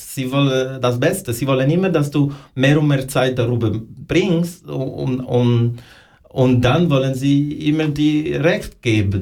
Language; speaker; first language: German; non-native, fluent; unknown